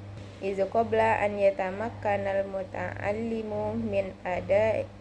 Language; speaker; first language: Arabic; non-native, learner; Indonesian